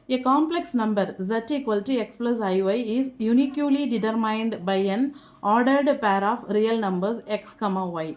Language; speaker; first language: English; non-native, local second language; Tamil